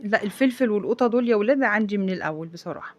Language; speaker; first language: Arabic; native; Arabic